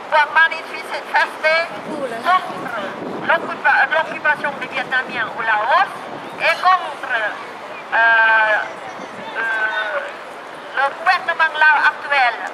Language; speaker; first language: French; non-native, fluent; Lao